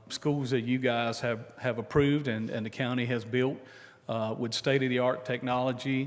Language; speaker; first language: English; native; English